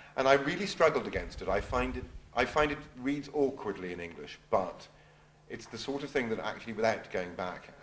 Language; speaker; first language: English; native; English